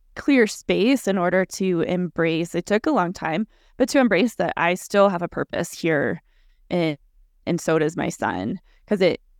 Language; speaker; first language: English; early bilingual, other home language; Russian